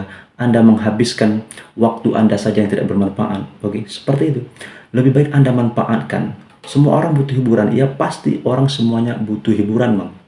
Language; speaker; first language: Indonesian; native; Indonesian